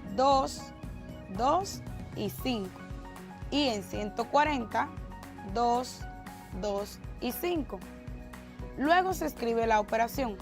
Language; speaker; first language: Spanish; native; Spanish